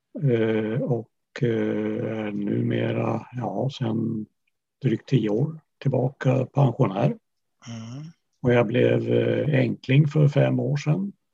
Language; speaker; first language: Swedish; early bilingual, other home language; Yiddish